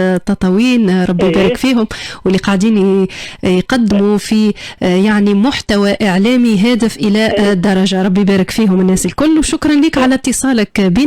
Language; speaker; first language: Arabic; native; Arabic